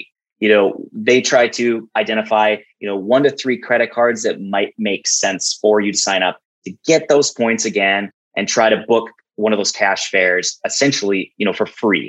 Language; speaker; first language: English; native; English